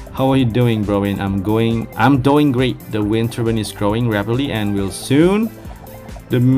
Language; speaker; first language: English; non-native, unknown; Indonesian